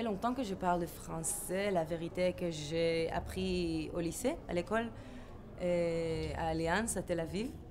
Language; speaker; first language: French; non-native, fluent; Hebrew